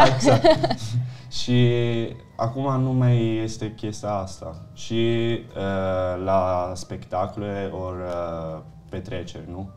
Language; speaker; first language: Romanian; early bilingual, heritage; Italian